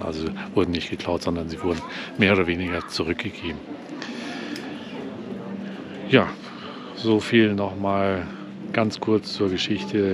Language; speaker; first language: German; native; German